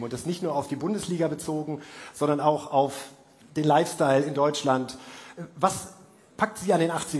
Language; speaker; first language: German; native; German